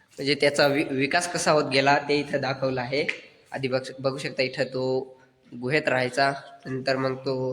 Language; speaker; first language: Marathi; non-native, local second language; Kukna